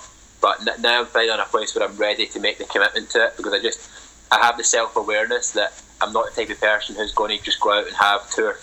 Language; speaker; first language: English; native; English